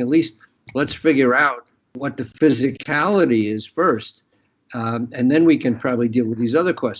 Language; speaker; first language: English; native; English